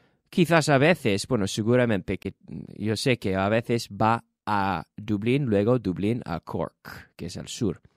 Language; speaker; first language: Spanish; non-native, fluent; English